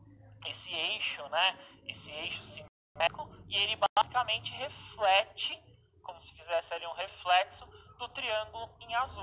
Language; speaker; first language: Portuguese; native; Portuguese